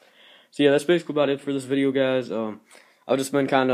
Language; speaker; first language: English; native; English